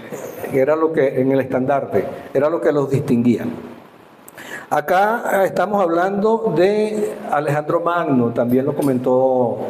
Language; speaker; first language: Spanish; native; Spanish